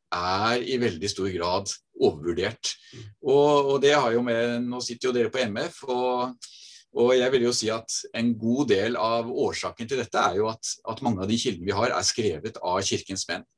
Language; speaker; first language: Norwegian; native; Norwegian